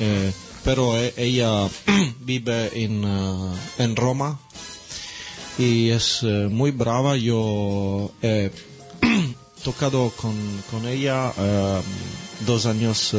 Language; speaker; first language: Spanish; non-native, learner; Italian